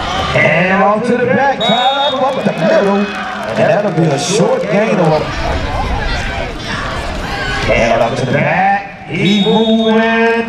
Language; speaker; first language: English; native; English